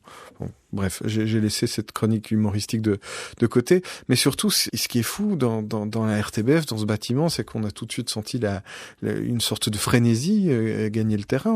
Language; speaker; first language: French; native; French